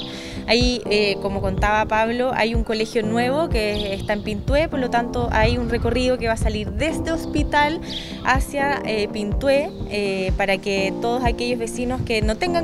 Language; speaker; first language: Spanish; native; Spanish